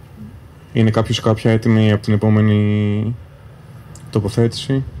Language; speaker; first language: Greek; native; Greek